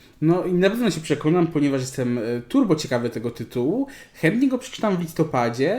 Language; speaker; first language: Polish; native; Polish